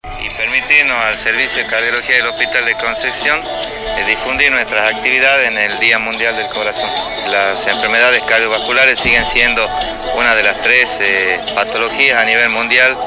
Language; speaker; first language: Spanish; native; Spanish